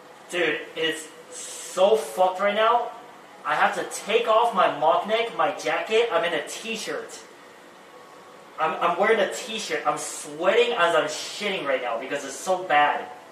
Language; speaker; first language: English; early bilingual, other home language; Chinese